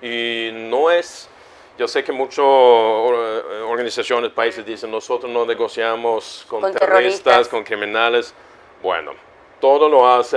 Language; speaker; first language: Spanish; non-native, fluent; Swedish